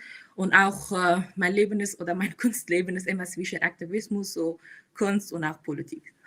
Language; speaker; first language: German; non-native, fluent; Persian